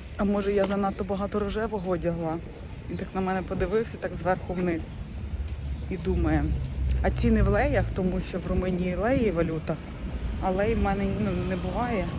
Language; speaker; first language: Ukrainian; native; Ukrainian